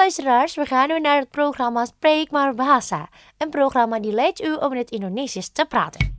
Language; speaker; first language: Dutch; non-native, learner; Indonesian